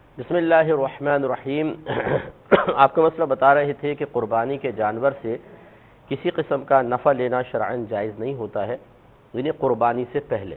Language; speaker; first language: Urdu; native; Urdu